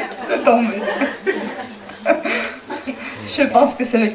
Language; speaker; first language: French; non-native, learner; Spanish